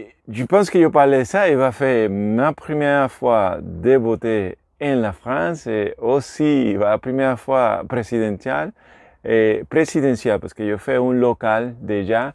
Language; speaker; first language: French; non-native, learner; Spanish